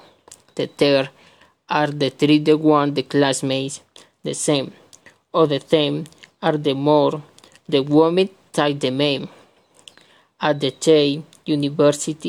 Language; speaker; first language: English; non-native, learner; Spanish